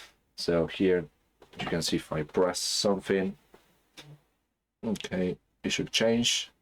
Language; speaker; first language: English; non-native, fluent; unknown